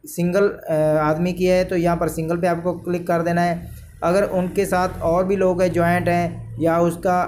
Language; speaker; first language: Hindi; native; Hindi